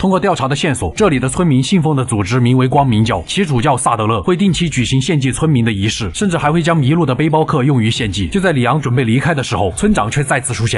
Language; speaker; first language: Chinese; native; Chinese